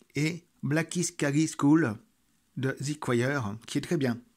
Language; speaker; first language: French; native; French